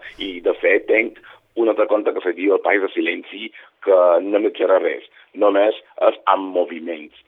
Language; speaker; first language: Catalan; non-native, fluent; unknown